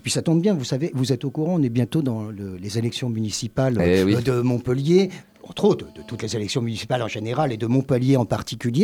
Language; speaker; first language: French; native; French